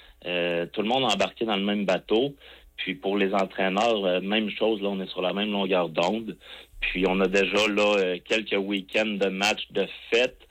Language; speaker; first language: French; native; French